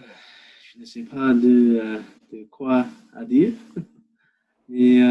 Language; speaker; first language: French; non-native, learner; English